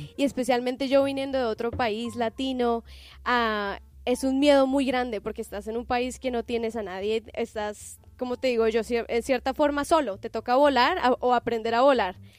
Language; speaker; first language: Spanish; native; Spanish